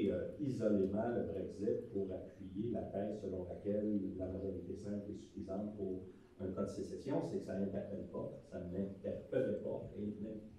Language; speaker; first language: French; native; French